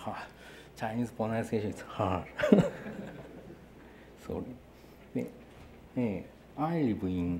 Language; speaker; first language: English; non-native, learner; Japanese